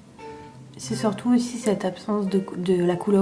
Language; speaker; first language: French; native; French